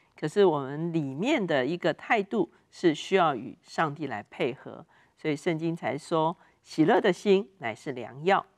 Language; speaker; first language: Chinese; native; Chinese